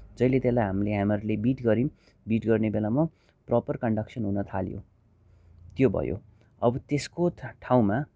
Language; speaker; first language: Nepali; non-native, local second language; Hindi